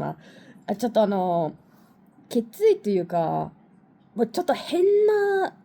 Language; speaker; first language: Japanese; non-native, learner; English